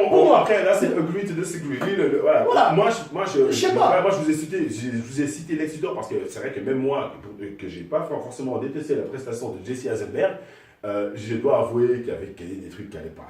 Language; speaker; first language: French; native; French